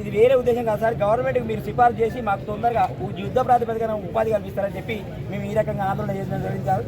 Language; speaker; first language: Telugu; native; Telugu